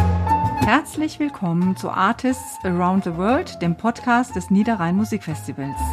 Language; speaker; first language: German; native; German